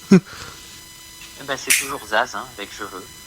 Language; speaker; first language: French; native; French